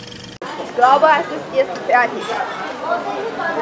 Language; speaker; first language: German; non-native, fluent; Chinese